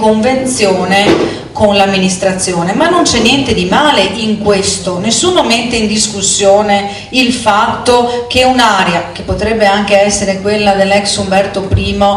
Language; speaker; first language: Italian; native; Italian